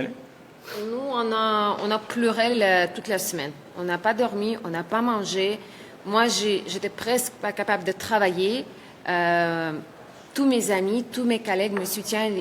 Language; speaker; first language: French; non-native, learner; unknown